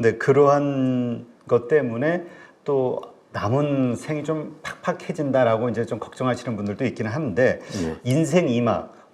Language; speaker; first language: Korean; native; Korean